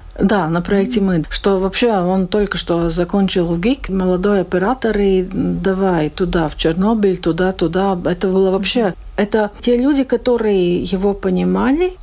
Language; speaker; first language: Russian; non-native, local second language; Latvian